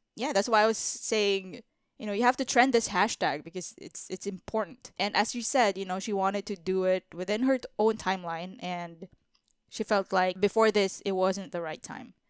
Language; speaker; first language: English; non-native, local second language; Filipino